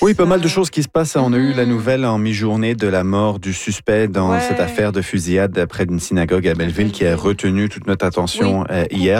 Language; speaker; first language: French; native; French